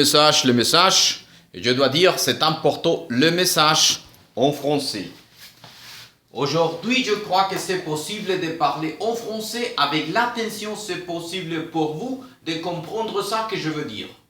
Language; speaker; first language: French; non-native, fluent; Spanish